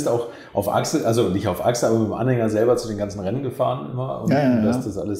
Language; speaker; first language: German; native; German